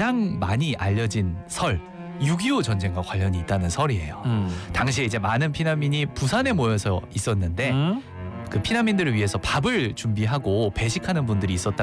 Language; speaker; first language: Korean; native; Korean